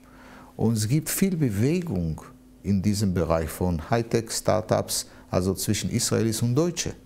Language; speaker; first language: German; non-native, fluent; Hebrew